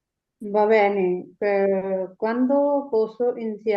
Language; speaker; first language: Italian; non-native, learner; Punjabi